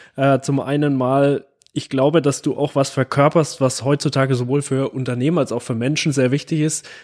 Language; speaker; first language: German; native; German